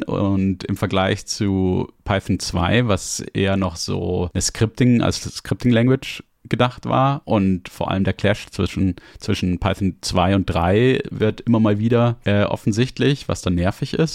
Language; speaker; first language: German; native; German